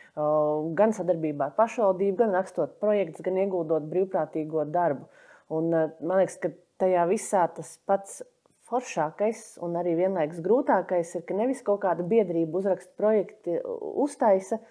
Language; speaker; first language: Latvian; native; Latvian